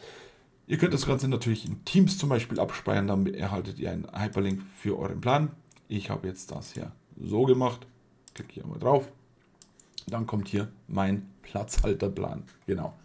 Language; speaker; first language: German; native; German